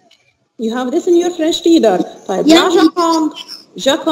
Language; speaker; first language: English; non-native, learner; Arabic